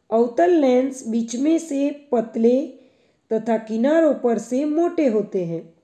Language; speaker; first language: Hindi; non-native, local second language; Gujarati